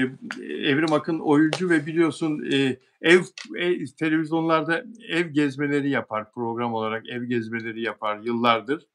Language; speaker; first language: Turkish; native; Turkish